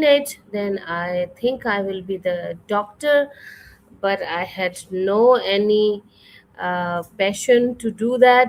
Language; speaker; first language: English; non-native, fluent; Urdu